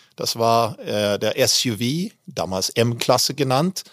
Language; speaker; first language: German; non-native, fluent; Swedish